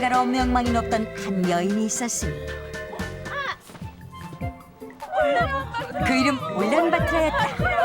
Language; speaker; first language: Korean; native; Korean